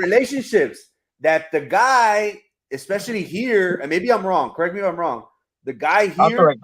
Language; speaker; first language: English; early bilingual, other home language; Spanish